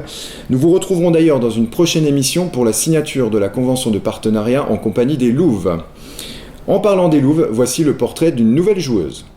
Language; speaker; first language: French; native; French